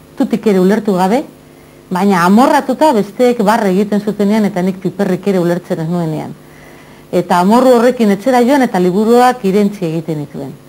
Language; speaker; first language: Basque; non-native, local second language; Spanish